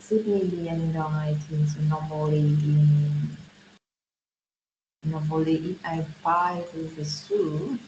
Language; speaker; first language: English; non-native, learner; Vietnamese